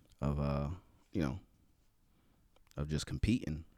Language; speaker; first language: English; native; English